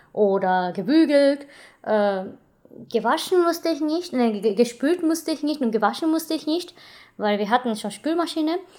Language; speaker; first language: German; non-native, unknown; Japanese